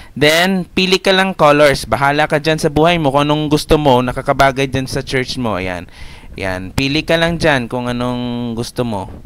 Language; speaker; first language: Filipino; non-native, local second language; Hiligaynon